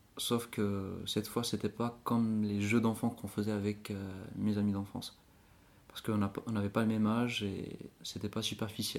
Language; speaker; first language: French; non-native, local second language; Arabic